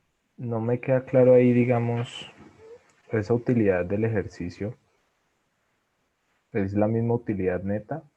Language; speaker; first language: Spanish; native; Spanish